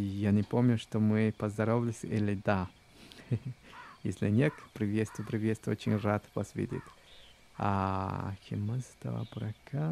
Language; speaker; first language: Russian; non-native, learner; Spanish